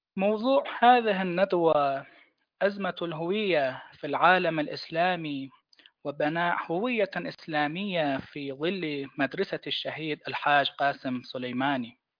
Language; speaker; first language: Arabic; non-native, fluent; Persian